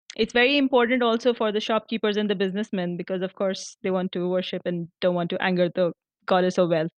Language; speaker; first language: English; non-native, local second language; Marathi